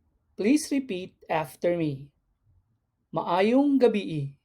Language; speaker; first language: English; non-native, local second language; Cebuano